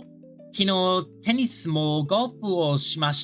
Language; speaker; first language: Japanese; non-native, learner; English